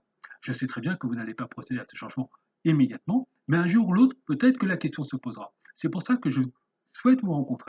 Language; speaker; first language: French; native; French